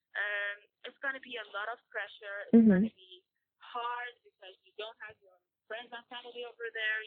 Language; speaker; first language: English; non-native, fluent; Persian